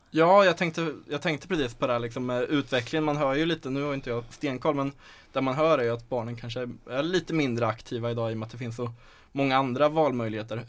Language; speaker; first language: Swedish; native; Swedish